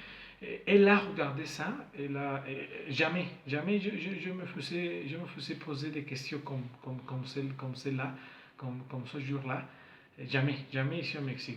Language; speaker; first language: French; non-native, fluent; Spanish